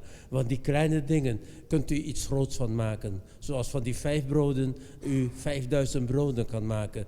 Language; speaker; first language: Dutch; non-native, fluent; Indonesian